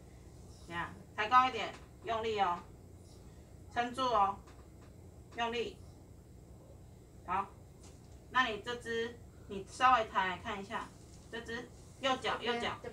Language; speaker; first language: Chinese; native; Chinese